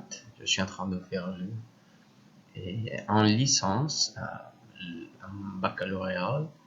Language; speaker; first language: French; non-native, learner; Spanish